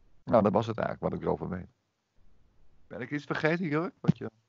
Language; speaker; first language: Dutch; native; Dutch